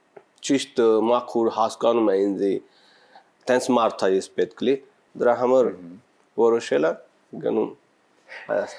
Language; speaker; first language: Armenian; non-native, learner; Punjabi